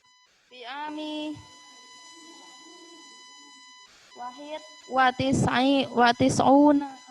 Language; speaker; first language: Arabic; non-native, learner; Indonesian